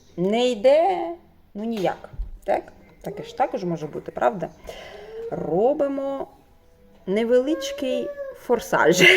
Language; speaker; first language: Ukrainian; non-native, local second language; Russian